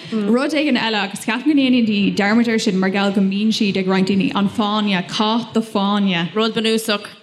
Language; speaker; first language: Irish; non-native, local second language; English